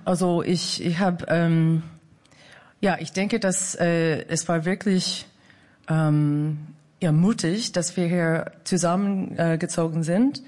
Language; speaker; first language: German; non-native, fluent; English